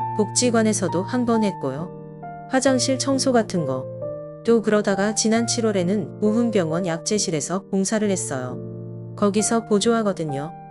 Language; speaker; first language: Korean; non-native, fluent; Vietnamese